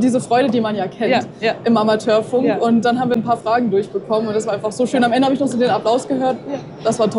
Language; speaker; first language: German; native; German